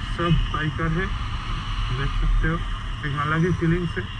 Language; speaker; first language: Hindi; non-native, local second language; Bangla